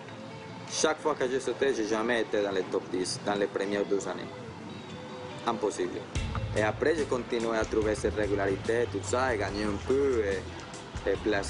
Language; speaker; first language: French; non-native, fluent; Spanish